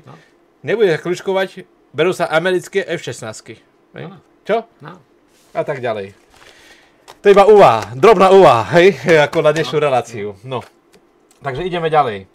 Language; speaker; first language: Slovak; native; Slovak